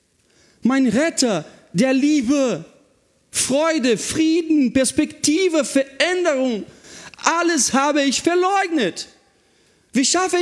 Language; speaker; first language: German; non-native, fluent; Portuguese